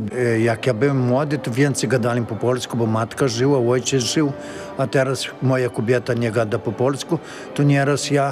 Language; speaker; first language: Polish; early bilingual, heritage; Polish